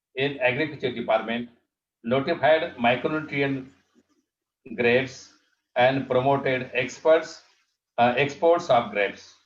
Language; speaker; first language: English; non-native, local second language; Marathi